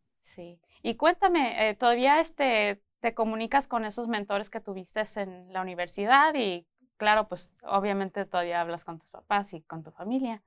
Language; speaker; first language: Spanish; early bilingual, heritage; Spanish